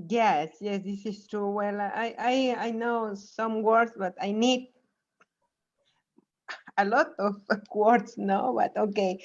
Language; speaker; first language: English; non-native, fluent; Spanish